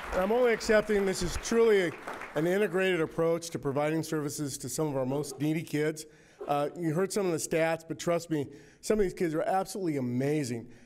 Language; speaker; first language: English; native; English